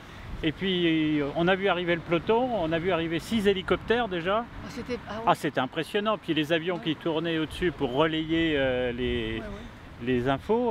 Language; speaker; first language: French; native; French